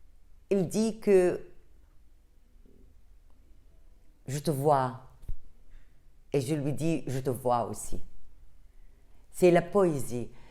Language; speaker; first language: French; non-native, fluent; Arabic